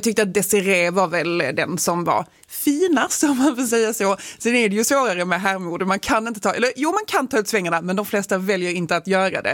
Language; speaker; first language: Swedish; native; Swedish